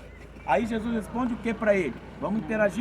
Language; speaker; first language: Portuguese; native; Portuguese